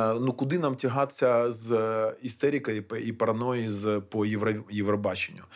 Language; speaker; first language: Ukrainian; non-native, local second language; Russian